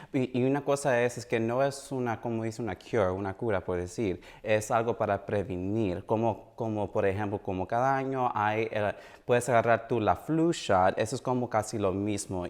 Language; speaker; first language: Spanish; early bilingual, heritage; Spanish